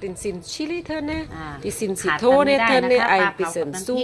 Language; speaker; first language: German; non-native, learner; Thai